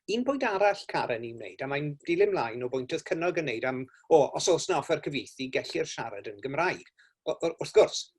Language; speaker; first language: Welsh; native; Welsh